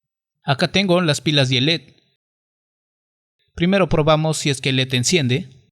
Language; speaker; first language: Spanish; native; Spanish